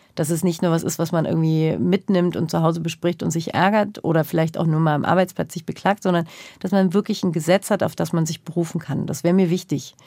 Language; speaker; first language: German; early bilingual, other home language; Turkish